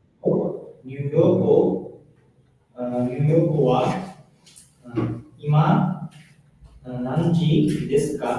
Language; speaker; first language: Japanese; non-native, learner; Bangla